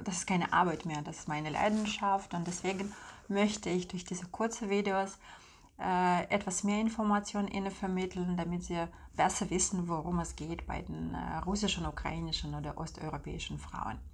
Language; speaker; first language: German; non-native, fluent; Russian